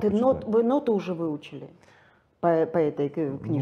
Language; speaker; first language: Russian; native; Russian